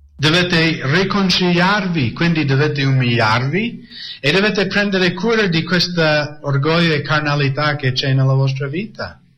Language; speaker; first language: Italian; non-native, fluent; English